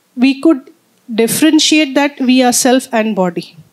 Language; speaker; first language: English; non-native, local second language; Marathi